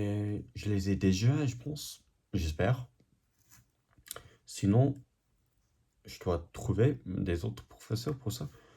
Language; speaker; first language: French; non-native, learner; English